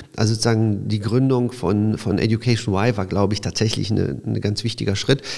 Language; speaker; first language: German; early bilingual, other home language; Polish